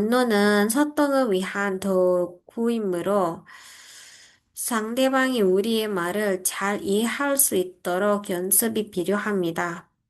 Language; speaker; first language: Korean; non-native, fluent; Indonesian